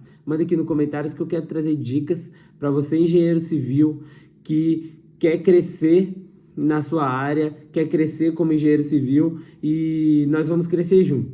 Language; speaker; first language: Portuguese; native; Portuguese